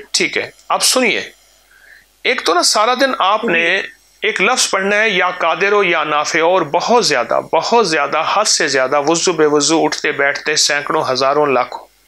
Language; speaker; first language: Urdu; native; Urdu